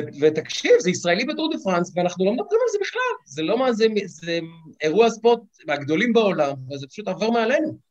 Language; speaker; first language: Hebrew; native; Hebrew